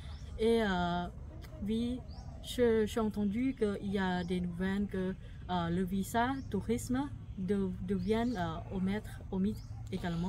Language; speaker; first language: French; non-native, fluent; Thai